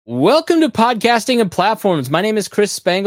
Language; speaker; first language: English; native; English